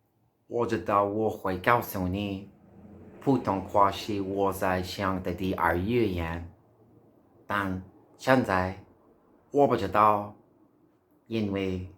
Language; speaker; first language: Chinese; non-native, learner; English